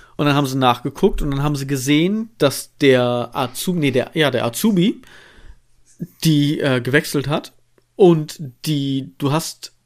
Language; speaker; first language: German; native; German